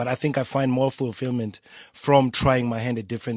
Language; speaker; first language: English; non-native, local second language; Tswana